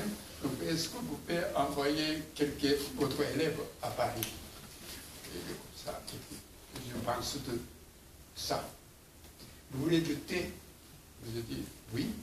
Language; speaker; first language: French; non-native, learner; Japanese